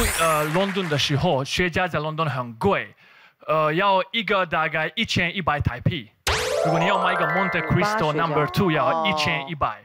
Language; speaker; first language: Chinese; non-native, fluent; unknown